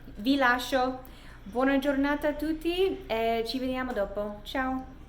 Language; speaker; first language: Italian; non-native, fluent; English